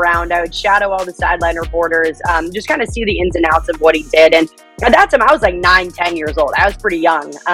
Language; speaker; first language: English; native; English